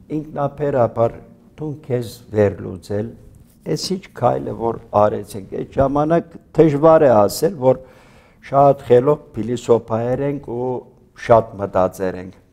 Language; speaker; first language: Armenian; early bilingual, heritage; Armenian